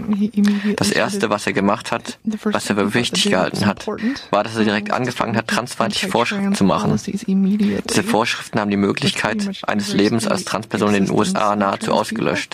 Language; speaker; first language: German; non-native, fluent; English